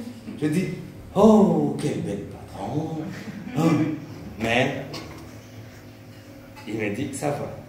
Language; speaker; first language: French; non-native, local second language; Rundi